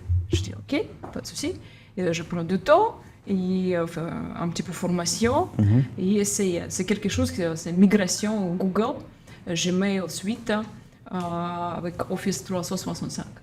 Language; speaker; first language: French; non-native, learner; Ukrainian